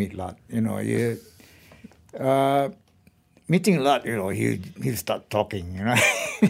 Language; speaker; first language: English; non-native, local second language; Malay